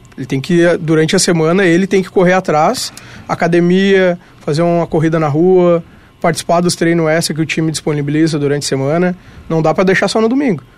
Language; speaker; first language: Portuguese; native; Portuguese